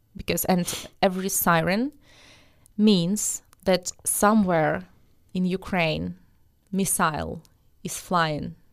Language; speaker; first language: English; non-native, fluent; Russian